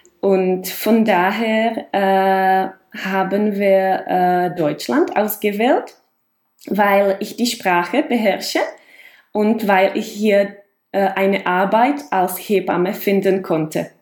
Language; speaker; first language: German; non-native, fluent; Czech